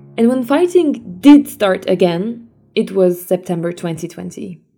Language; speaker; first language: English; early bilingual, other home language; Armenian